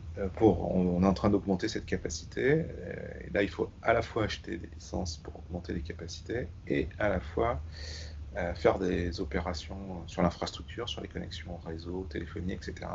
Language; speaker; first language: French; native; French